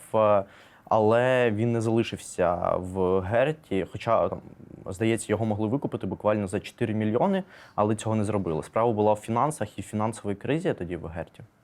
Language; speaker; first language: Ukrainian; native; Ukrainian